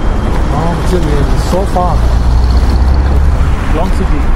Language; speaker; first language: English; non-native, learner; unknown